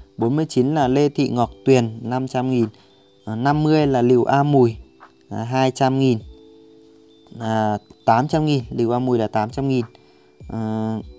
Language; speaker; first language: Vietnamese; native; Vietnamese